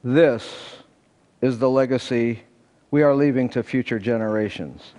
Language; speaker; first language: English; native; English